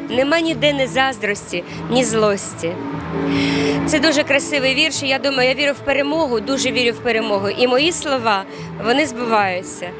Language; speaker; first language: Ukrainian; non-native, local second language; Russian